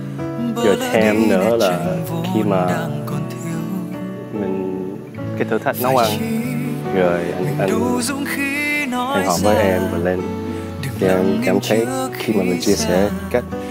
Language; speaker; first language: Vietnamese; early bilingual, heritage; Vietnamese